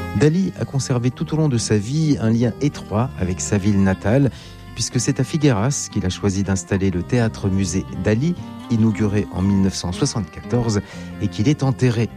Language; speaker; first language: French; native; French